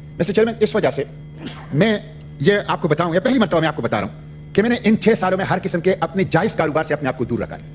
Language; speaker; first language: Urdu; non-native, local second language; Pashto